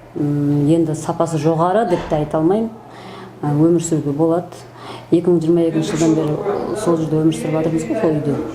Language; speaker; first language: Kazakh; native; Kazakh